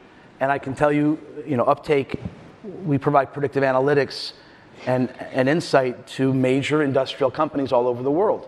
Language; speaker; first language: English; native; English